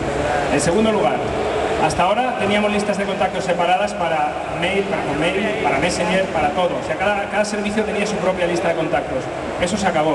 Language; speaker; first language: Spanish; native; Spanish